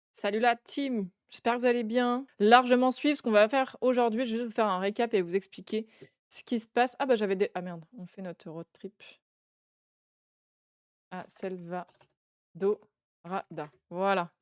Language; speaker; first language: French; native; French